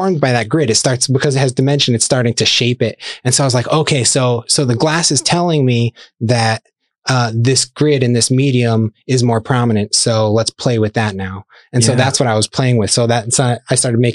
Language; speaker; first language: English; native; English